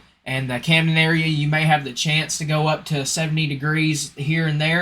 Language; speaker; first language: English; native; English